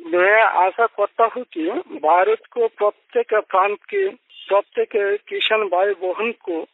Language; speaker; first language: Hindi; non-native, local second language; Bangla